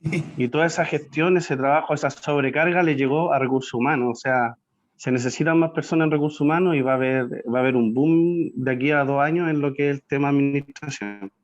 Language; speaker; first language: Spanish; native; Spanish